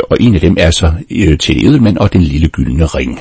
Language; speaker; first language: Danish; native; Danish